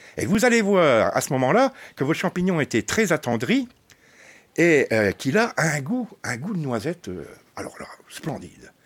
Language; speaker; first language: French; native; French